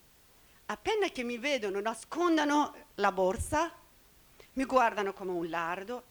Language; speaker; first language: Italian; non-native, learner; Persian